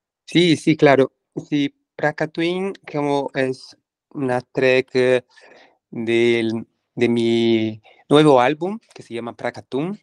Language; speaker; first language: Spanish; non-native, fluent; Portuguese